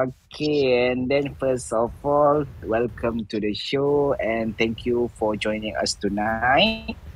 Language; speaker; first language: English; non-native, local second language; Malay